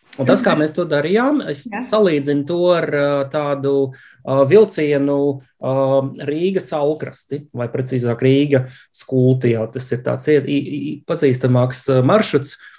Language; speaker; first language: Latvian; native; Latvian